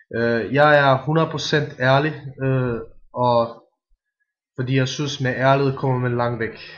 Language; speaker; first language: Danish; non-native, fluent; Bosnian